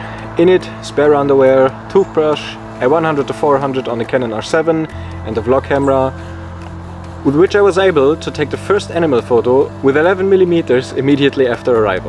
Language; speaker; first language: English; non-native, fluent; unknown